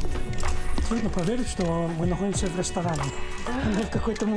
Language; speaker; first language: Russian; non-native, learner; English